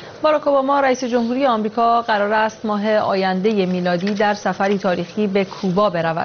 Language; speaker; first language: Persian; native; Persian